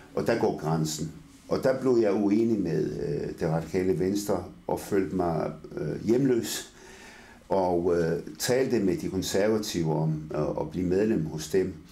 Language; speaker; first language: Danish; early bilingual, other home language; Arabic